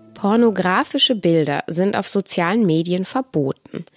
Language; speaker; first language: German; native; German